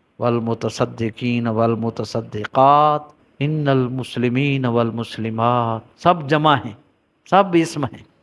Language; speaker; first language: Urdu; native; Urdu